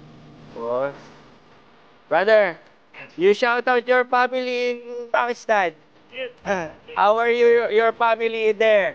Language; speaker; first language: English; non-native, local second language; Filipino